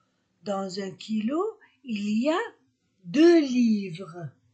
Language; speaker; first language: French; non-native, fluent; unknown